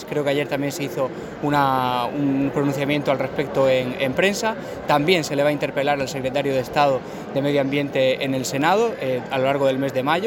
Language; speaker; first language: Spanish; native; Spanish